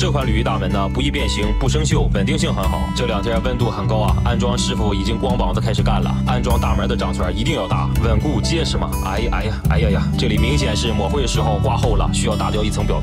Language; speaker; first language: Chinese; native; Chinese